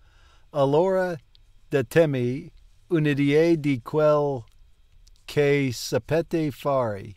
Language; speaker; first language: Italian; non-native, learner; English